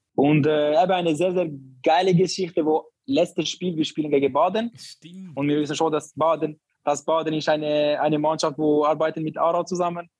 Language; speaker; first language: German; non-native, learner; Albanian